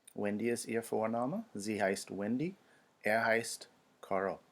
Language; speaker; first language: German; non-native, fluent; English